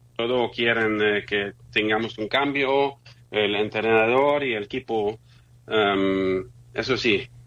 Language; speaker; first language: Spanish; non-native, fluent; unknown